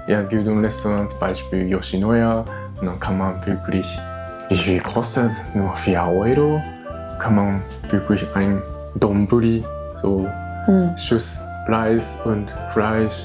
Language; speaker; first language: German; non-native, fluent; Japanese